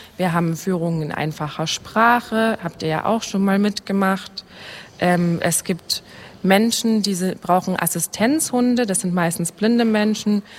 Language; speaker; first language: German; native; German